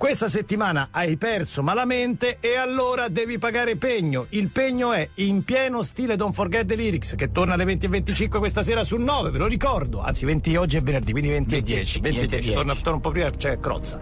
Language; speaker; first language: Italian; native; Italian